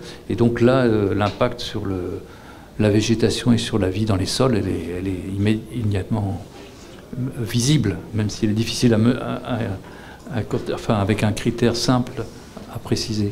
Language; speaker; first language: French; native; French